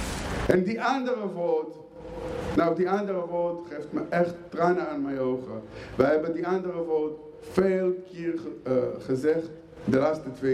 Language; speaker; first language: Dutch; non-native, fluent; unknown